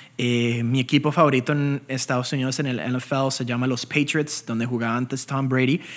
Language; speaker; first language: Spanish; early bilingual, heritage; Spanish